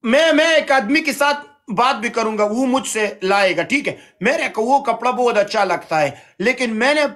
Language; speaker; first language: Urdu; non-native, learner; Pashto